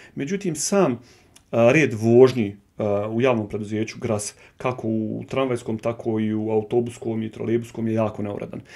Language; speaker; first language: Bosnian; native; Bosnian